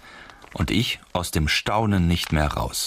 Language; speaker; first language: German; native; German